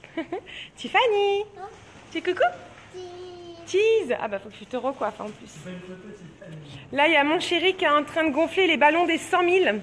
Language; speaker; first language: French; native; French